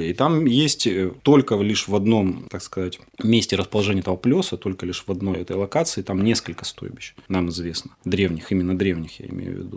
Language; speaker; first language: Russian; native; Russian